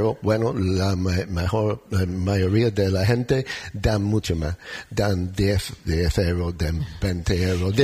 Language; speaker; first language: Spanish; non-native, learner; English